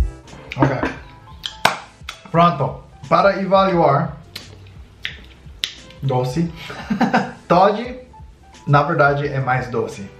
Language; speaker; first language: Portuguese; non-native, learner; English